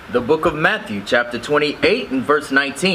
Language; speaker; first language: English; native; English